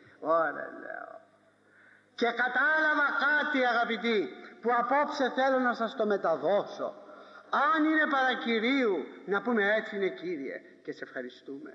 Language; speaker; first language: Greek; native; Greek